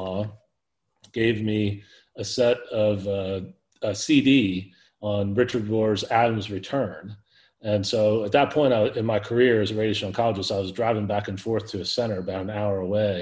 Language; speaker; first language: English; native; English